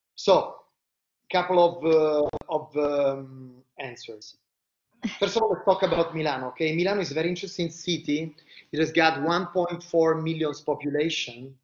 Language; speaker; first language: English; non-native, fluent; Italian